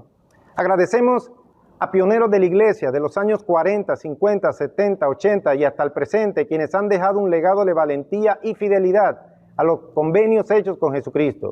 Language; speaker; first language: Spanish; native; Spanish